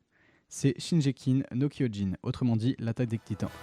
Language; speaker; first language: French; native; French